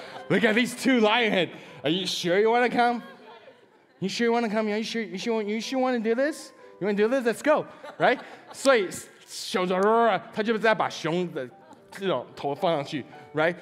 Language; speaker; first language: English; early bilingual, other home language; Chinese